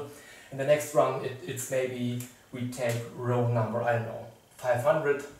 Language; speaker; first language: English; non-native, fluent; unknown